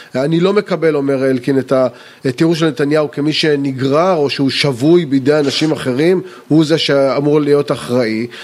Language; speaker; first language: Hebrew; native; Hebrew